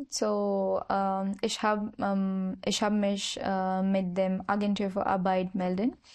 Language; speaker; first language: German; non-native, learner; Marathi